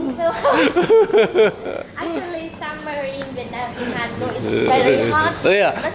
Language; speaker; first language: English; non-native, learner; Vietnamese